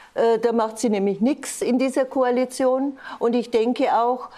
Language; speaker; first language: German; native; German